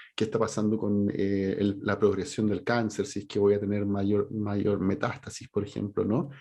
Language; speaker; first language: Spanish; native; Spanish